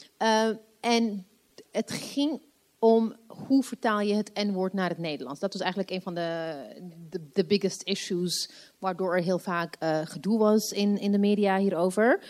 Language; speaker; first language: Dutch; non-native, fluent; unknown